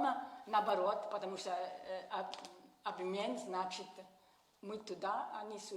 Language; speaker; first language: Russian; non-native, learner; Italian